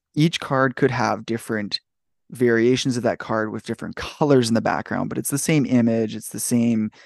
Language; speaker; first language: English; native; English